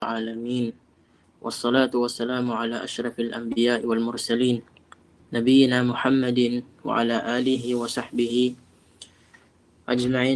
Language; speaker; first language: Arabic; non-native, fluent; Filipino